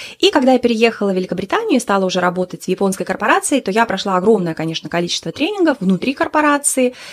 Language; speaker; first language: Russian; native; Russian